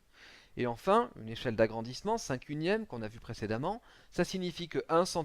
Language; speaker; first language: French; native; French